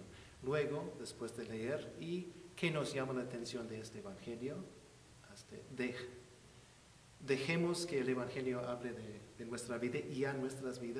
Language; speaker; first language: Spanish; non-native, fluent; English